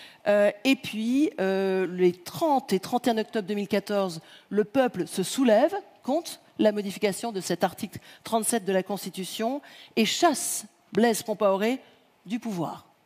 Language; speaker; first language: French; native; French